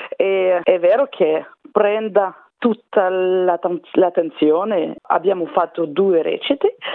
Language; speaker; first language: Italian; non-native, fluent; Russian